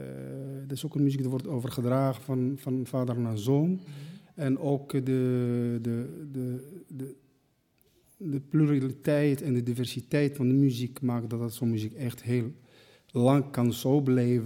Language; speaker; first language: Dutch; non-native, local second language; Arabic